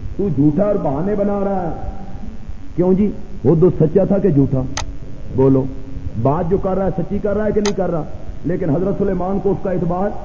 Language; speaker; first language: Urdu; non-native, local second language; Punjabi